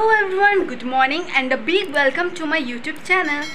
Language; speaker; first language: Hindi; non-native, local second language; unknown